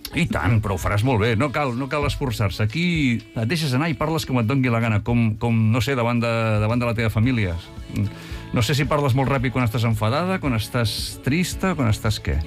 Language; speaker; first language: Catalan; native; Catalan